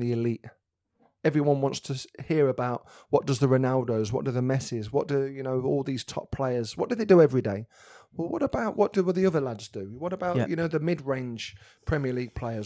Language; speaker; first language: English; native; English